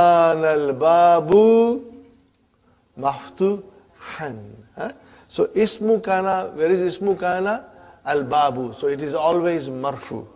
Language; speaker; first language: Arabic; non-native, fluent; Urdu